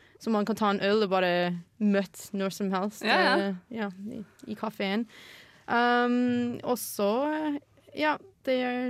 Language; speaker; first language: Norwegian; non-native, fluent; English